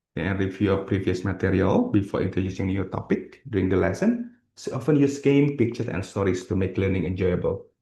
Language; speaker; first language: English; non-native, fluent; Indonesian